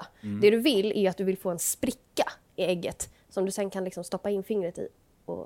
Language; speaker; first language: Swedish; native; Swedish